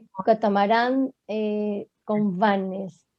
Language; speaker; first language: Spanish; native; Spanish